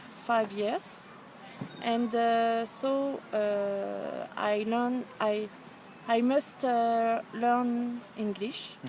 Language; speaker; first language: English; non-native, learner; French